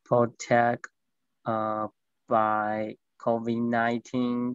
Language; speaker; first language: English; non-native, learner; Chinese